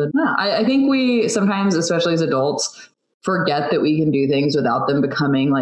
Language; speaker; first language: English; native; English